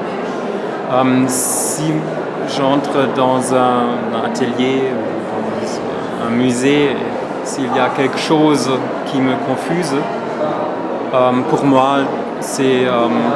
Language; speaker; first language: French; non-native, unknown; German